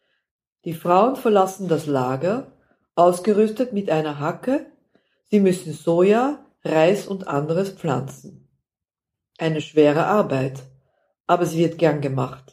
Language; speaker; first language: German; non-native, fluent; Dutch